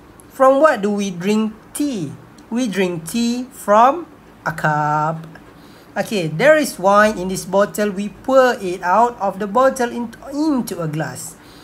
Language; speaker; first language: English; non-native, local second language; Malay